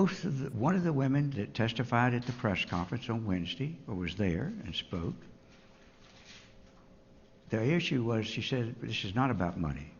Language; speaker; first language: English; native; English